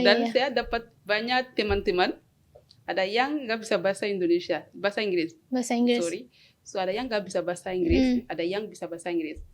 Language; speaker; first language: Indonesian; non-native, learner; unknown